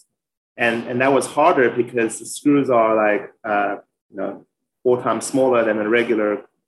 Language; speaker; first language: English; early bilingual, other home language; Chinese